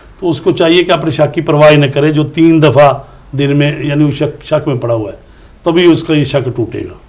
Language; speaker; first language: Urdu; non-native, local second language; Punjabi